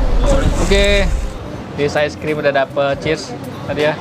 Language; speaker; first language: English; non-native, learner; Indonesian